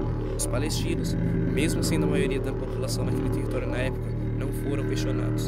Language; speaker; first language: Portuguese; native; Portuguese